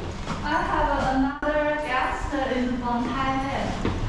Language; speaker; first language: English; non-native, learner; Chinese